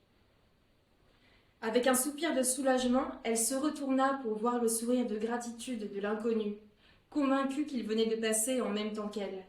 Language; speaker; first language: French; native; French